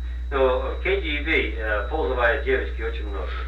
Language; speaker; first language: Russian; non-native, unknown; English